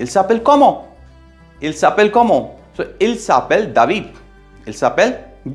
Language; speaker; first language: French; non-native, fluent; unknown